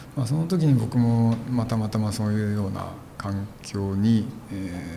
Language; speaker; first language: Japanese; native; Japanese